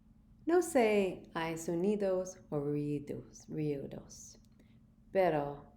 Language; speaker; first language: Spanish; non-native, learner; English